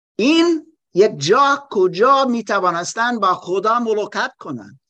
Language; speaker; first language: Persian; non-native, learner; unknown